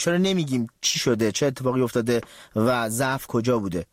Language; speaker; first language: Persian; native; Persian